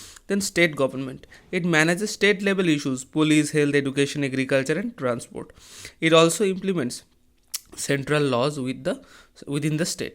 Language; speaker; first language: English; non-native, local second language; Hindi